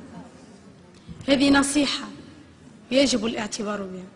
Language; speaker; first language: Arabic; native; Arabic